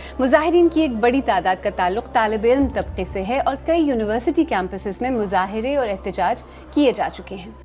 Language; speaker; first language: Urdu; native; Urdu